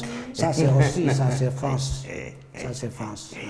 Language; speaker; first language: French; non-native, learner; Chinese